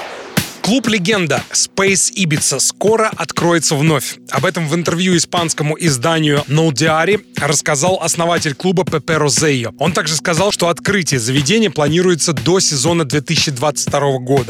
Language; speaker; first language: Russian; native; Russian